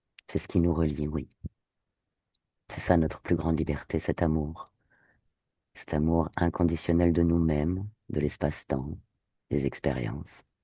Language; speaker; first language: French; native; French